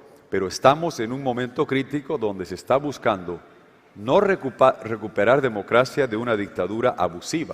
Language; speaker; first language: Spanish; native; Spanish